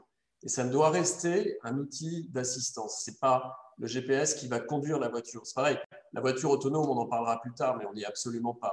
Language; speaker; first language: French; native; French